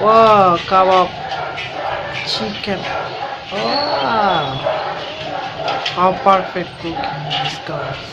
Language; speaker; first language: English; non-native, learner; Bangla